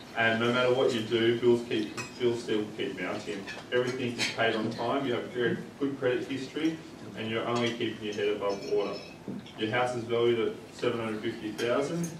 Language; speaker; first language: English; native; English